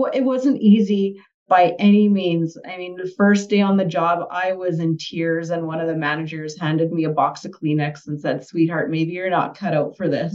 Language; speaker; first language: English; native; English